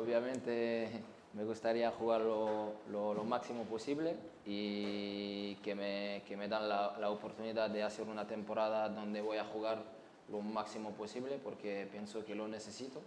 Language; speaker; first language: Spanish; non-native, learner; French